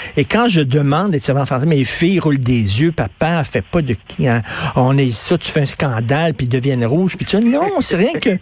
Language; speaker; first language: French; native; French